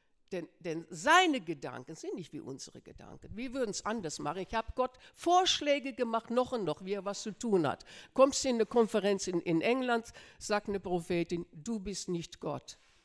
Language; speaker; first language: German; non-native, fluent; Dutch